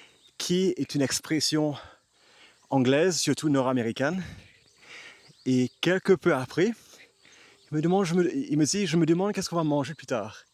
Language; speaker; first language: French; non-native, fluent; English